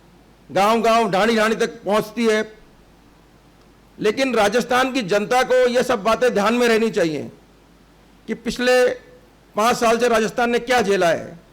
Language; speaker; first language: Hindi; native; Hindi